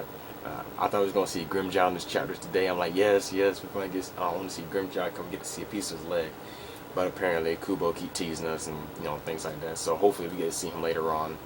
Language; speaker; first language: English; native; English